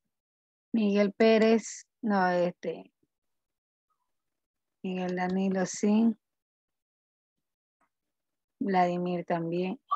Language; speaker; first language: Spanish; native; Spanish